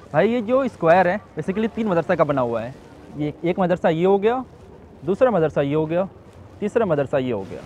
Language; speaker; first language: Hindi; native; Hindi